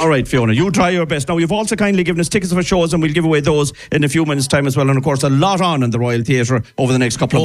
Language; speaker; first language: English; native; English